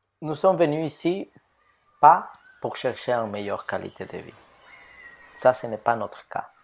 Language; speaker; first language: French; non-native, fluent; Spanish